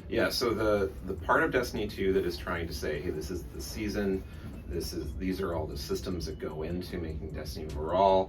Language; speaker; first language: English; native; English